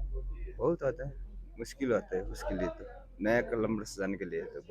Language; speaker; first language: Hindi; non-native, learner; Nepali